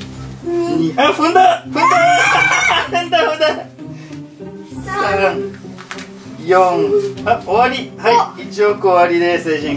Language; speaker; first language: Japanese; native; Japanese